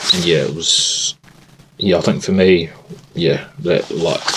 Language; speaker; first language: English; native; English